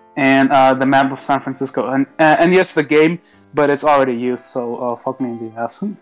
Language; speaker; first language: English; non-native, fluent; German